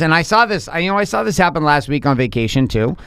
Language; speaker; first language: English; native; English